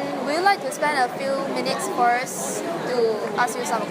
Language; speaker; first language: English; non-native, local second language; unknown